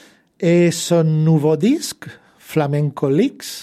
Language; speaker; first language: French; non-native, fluent; Spanish